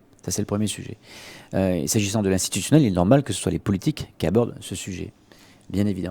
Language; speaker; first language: French; native; French